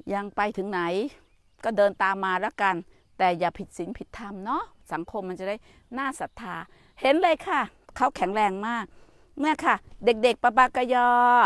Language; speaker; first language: Thai; native; Thai